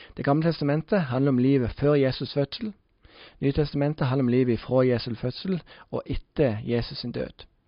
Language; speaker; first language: Norwegian; native; Norwegian